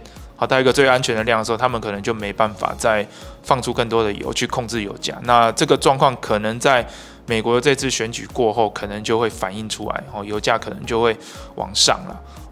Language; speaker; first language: Chinese; native; Chinese